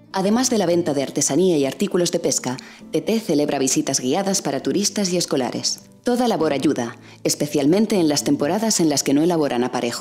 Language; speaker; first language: Spanish; native; Spanish